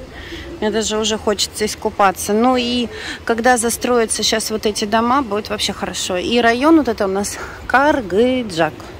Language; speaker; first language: Russian; native; Russian